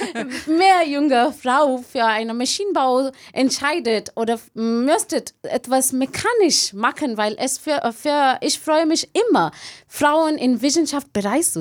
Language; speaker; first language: German; non-native, learner; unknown